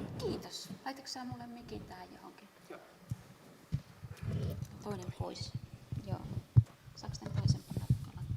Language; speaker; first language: Finnish; native; Finnish